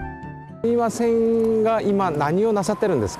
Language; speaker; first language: Japanese; non-native, fluent; Korean